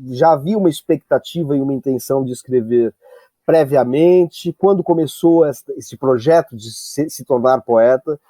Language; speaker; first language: Portuguese; native; Portuguese